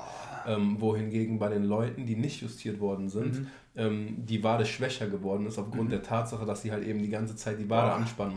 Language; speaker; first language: German; native; German